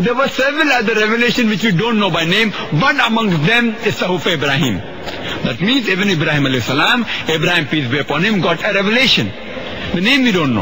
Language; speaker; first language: English; non-native, local second language; Urdu